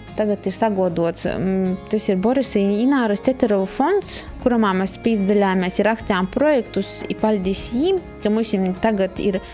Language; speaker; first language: Latvian; native; Latvian